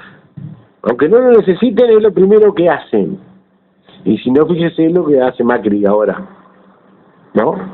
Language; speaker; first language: Spanish; native; Spanish